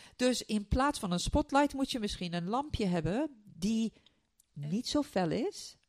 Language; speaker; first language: Dutch; non-native, fluent; Turkish